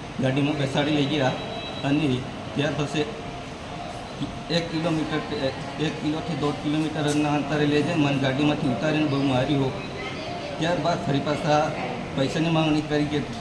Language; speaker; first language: Gujarati; non-native, local second language; Bhili